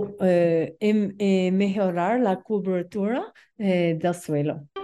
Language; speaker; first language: Spanish; non-native, learner; English